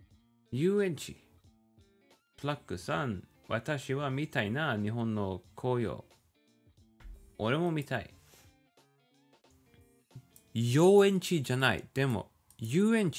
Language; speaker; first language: Japanese; non-native, learner; English